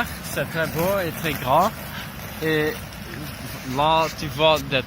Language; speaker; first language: French; non-native, learner; Dutch